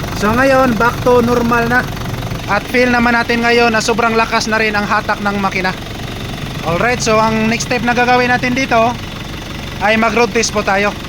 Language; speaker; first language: Filipino; non-native, local second language; Cebuano